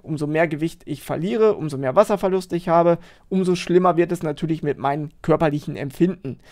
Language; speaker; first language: German; native; German